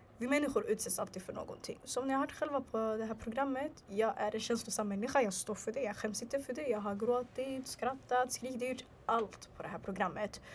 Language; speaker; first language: Swedish; early bilingual, other home language; Arabic